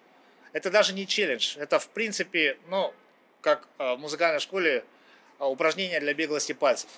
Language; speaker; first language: Russian; native; Russian